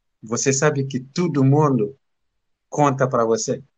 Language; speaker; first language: Portuguese; non-native, learner; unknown